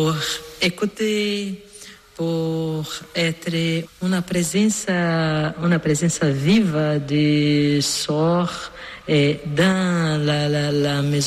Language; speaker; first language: French; non-native, learner; Portuguese